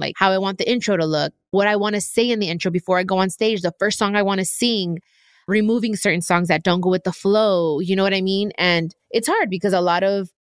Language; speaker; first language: English; early bilingual, other home language; Spanish